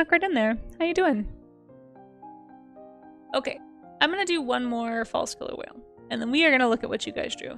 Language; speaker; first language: English; native; English